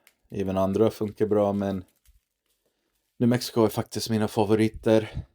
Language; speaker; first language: Swedish; non-native, learner; English